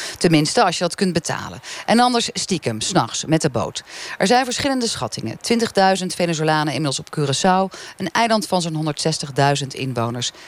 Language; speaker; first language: Dutch; native; Dutch